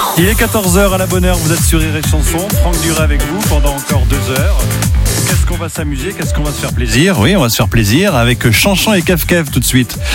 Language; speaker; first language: French; native; French